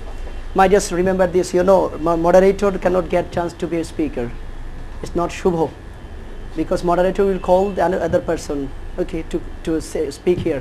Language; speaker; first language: English; non-native, fluent; Bangla